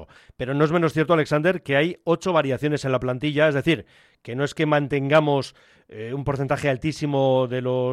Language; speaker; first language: Spanish; native; Spanish